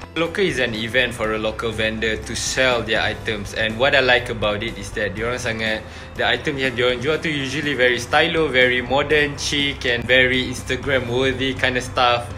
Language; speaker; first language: English; non-native, local second language; Malay